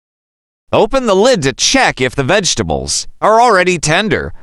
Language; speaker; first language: English; non-native, local second language; Filipino